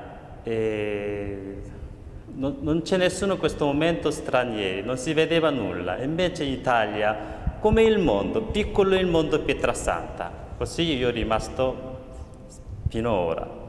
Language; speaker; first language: Italian; non-native, learner; Korean